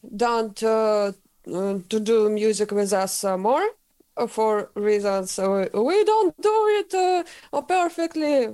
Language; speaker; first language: English; non-native, learner; Russian